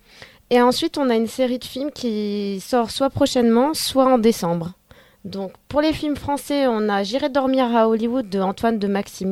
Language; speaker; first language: French; native; French